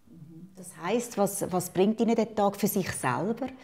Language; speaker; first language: German; native; German